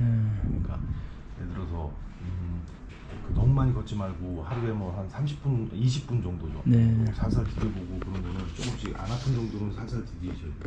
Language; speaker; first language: Korean; native; Korean